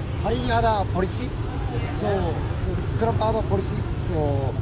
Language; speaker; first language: Indonesian; non-native, learner; Japanese